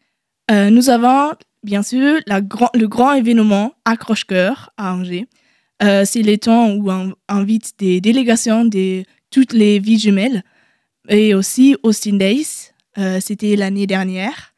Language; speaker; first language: French; non-native, learner; German